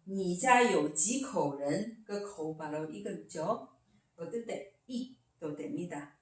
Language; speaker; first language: Korean; non-native, learner; Chinese